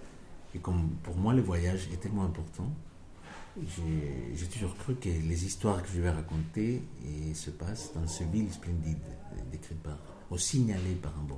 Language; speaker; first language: French; non-native, fluent; Spanish